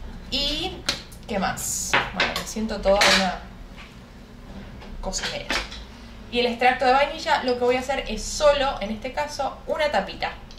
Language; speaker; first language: Spanish; native; Spanish